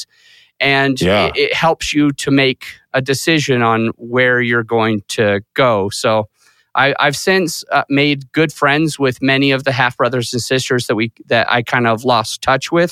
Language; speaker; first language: English; native; English